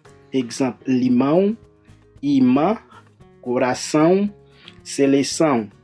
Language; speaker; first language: Portuguese; non-native, fluent; Haitian Creole